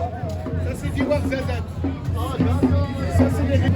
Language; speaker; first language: French; non-native, local second language; Arabic